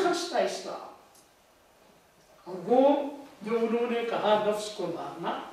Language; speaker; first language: Dutch; non-native, fluent; Urdu